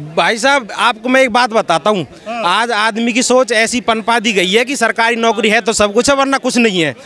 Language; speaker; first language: Hindi; native; Hindi